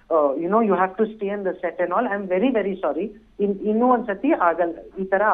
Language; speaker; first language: Kannada; non-native, learner; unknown